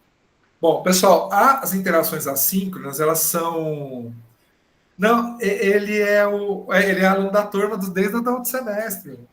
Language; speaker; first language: Portuguese; native; Portuguese